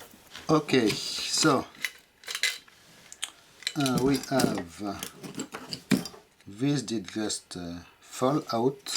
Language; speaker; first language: English; non-native, fluent; French